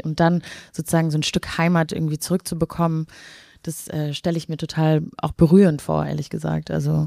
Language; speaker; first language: German; native; German